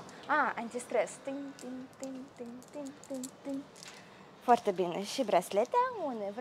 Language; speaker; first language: Romanian; non-native, learner; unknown